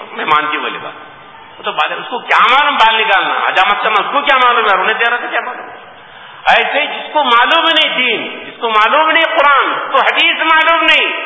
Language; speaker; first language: Urdu; native; Urdu